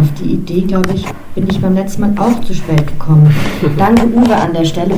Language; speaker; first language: German; native; German